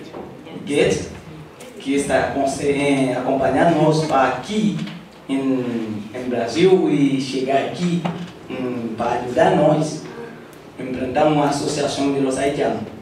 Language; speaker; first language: Portuguese; non-native, learner; Haitian Creole